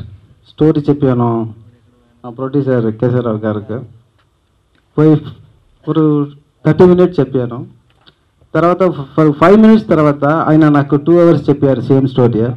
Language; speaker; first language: Telugu; non-native, learner; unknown